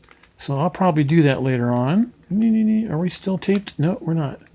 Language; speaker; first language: English; native; English